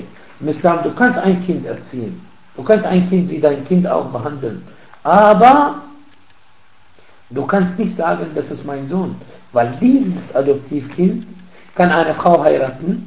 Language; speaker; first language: German; non-native, fluent; Arabic